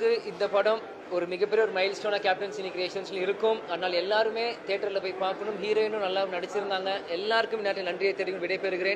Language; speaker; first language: Tamil; native; Tamil